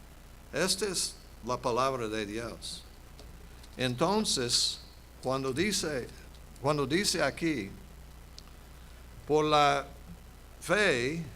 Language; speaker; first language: Spanish; non-native, fluent; English